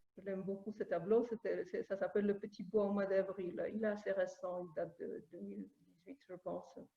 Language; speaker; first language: French; non-native, fluent; Polish